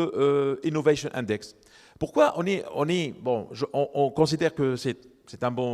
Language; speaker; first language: French; non-native, local second language; Arabic